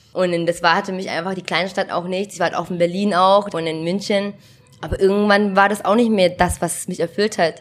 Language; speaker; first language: German; early bilingual, other home language; Vietnamese